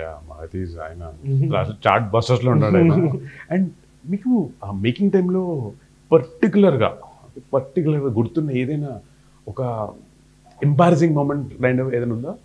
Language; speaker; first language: Telugu; native; Telugu